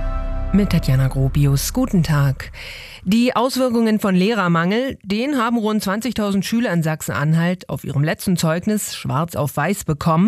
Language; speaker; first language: German; native; German